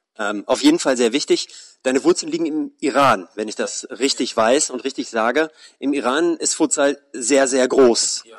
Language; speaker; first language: German; native; German